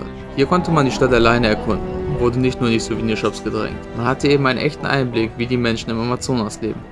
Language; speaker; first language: German; native; German